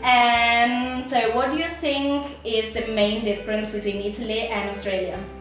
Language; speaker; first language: English; non-native, fluent; Italian